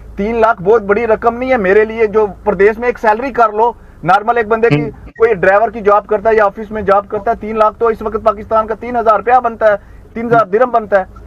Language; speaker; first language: Urdu; non-native, local second language; Punjabi